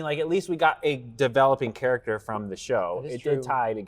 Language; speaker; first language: English; native; English